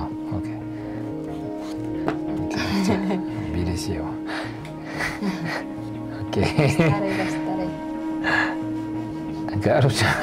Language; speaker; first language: Nepali; non-native, learner; French